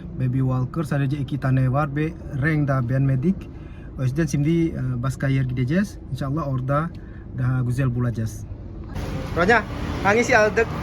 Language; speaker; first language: Turkish; non-native, learner; Indonesian